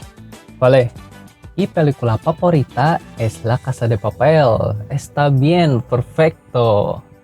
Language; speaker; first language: Spanish; non-native, learner; Indonesian